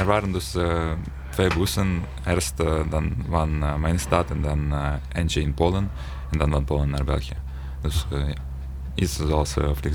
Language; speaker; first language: Dutch; non-native, learner; Ukrainian